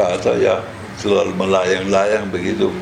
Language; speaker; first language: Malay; non-native, fluent; Dutch